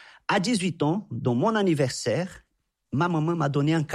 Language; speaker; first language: French; non-native, fluent; Portuguese